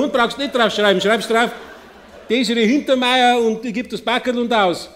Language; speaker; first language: German; native; German